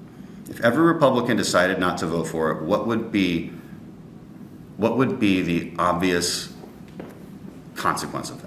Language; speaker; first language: English; native; English